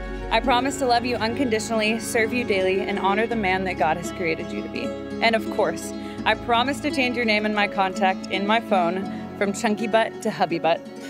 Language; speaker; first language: English; native; English